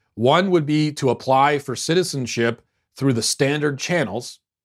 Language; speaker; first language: English; native; English